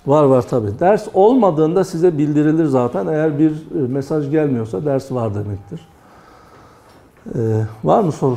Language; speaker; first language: Turkish; native; Turkish